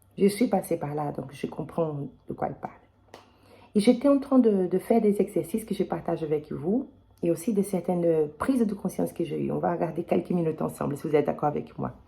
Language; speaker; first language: French; non-native, fluent; Portuguese